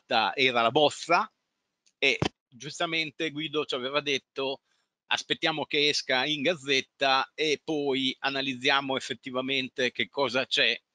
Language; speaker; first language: Italian; native; Italian